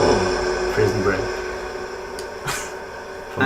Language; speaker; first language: German; native; German